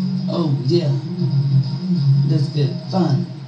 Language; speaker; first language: English; non-native, learner; Spanish